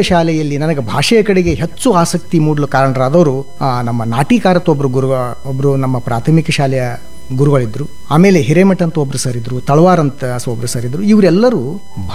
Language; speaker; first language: Kannada; non-native, local second language; Marathi